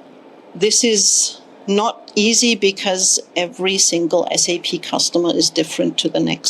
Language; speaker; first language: English; non-native, fluent; German